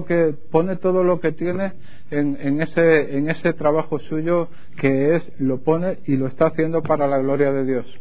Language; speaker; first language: Spanish; native; Spanish